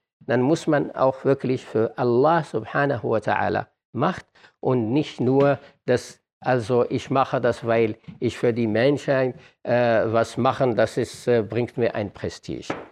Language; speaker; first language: German; non-native, fluent; Arabic